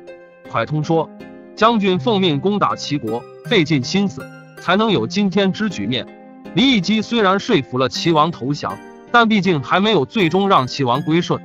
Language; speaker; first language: Chinese; native; Chinese